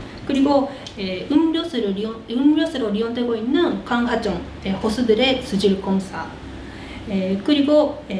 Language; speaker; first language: Korean; early bilingual, heritage; Korean